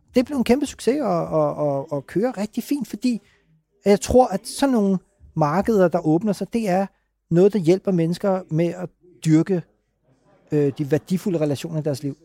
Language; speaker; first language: Danish; early bilingual, other home language; Urdu